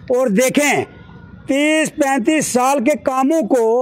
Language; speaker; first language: Hindi; native; Hindi